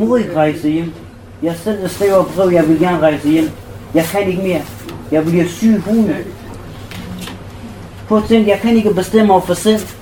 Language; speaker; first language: Danish; non-native, learner; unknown